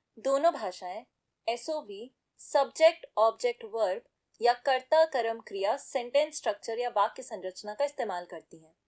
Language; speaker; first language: Hindi; native; Hindi